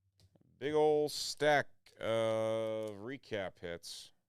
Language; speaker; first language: English; native; English